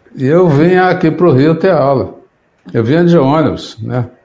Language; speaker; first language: Portuguese; native; Portuguese